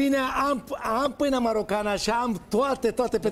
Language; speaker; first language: Romanian; non-native, fluent; Hebrew